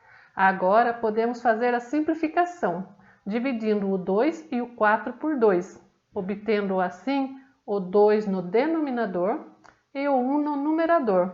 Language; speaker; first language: Portuguese; native; Portuguese